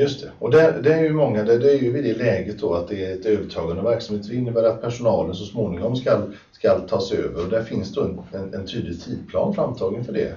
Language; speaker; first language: Swedish; native; Swedish